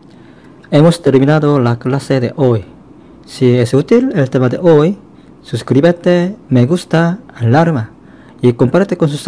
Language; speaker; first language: Spanish; non-native, fluent; Korean